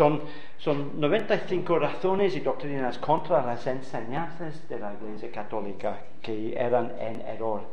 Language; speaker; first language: Spanish; non-native, fluent; English